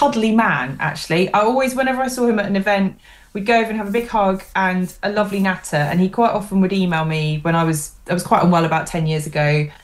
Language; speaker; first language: English; native; English